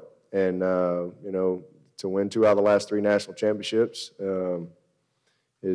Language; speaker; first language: English; native; English